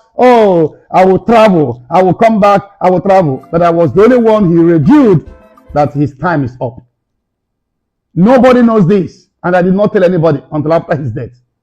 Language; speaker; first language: English; non-native, local second language; Igbo